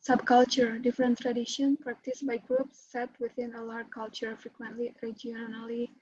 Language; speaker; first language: English; non-native, fluent; Indonesian